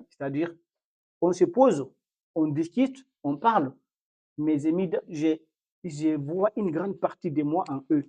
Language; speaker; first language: French; non-native, local second language; Fula